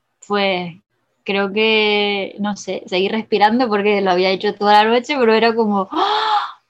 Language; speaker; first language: Spanish; native; Spanish